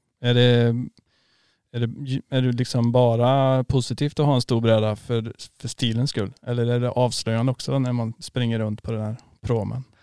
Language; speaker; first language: Swedish; native; Swedish